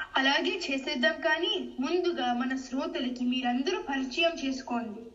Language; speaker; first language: Telugu; early bilingual, heritage; Telugu